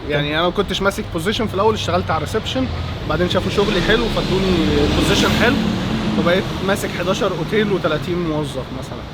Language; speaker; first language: Egyptian Arabic; native; Egyptian Arabic